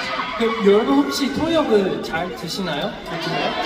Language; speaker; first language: Korean; non-native, fluent; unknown